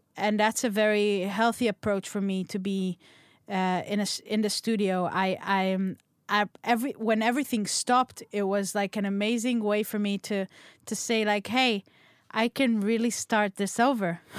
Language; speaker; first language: English; non-native, local second language; Hebrew